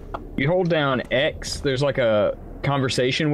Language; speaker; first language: English; native; English